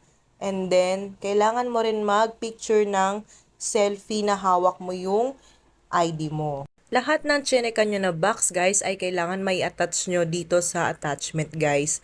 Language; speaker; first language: Filipino; native; Filipino